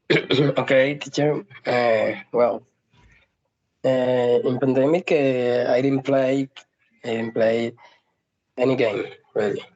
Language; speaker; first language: English; non-native, learner; Spanish